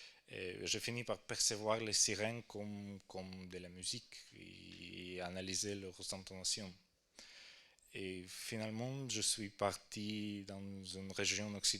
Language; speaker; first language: French; non-native, fluent; Ukrainian